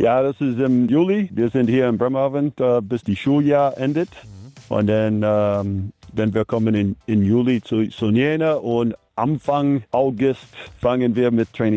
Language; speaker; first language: German; non-native, fluent; English